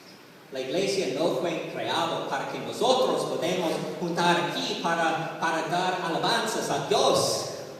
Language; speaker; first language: Spanish; non-native, learner; English